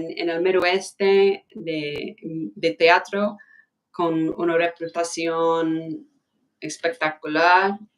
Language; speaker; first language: Spanish; non-native, fluent; English